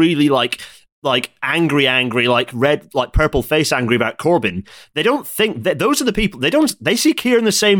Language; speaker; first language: English; native; English